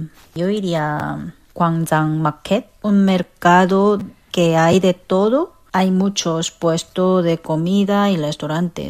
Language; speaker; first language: Spanish; non-native, learner; Korean